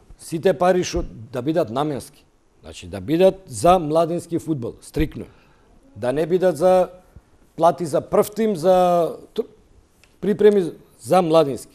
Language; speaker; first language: Macedonian; native; Macedonian